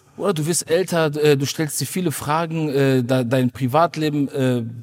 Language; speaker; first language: German; native; German